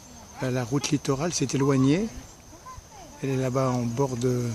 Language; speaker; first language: French; native; French